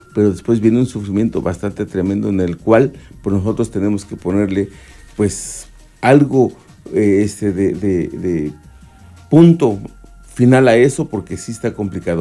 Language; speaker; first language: Spanish; native; Spanish